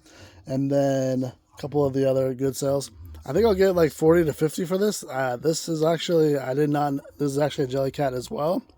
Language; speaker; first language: English; native; English